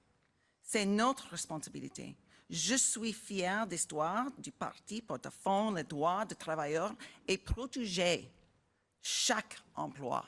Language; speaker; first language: French; non-native, learner; English